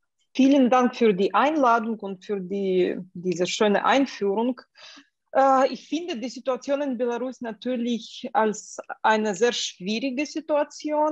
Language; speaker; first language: German; non-native, fluent; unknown